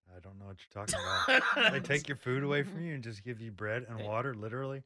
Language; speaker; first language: English; native; English